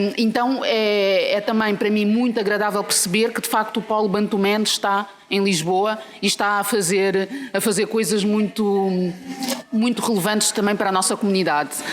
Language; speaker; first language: Portuguese; native; Portuguese